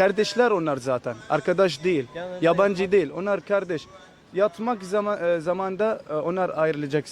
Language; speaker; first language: Turkish; non-native, learner; Arabic